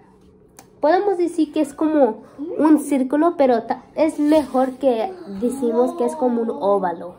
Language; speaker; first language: Spanish; early bilingual, heritage; Spanish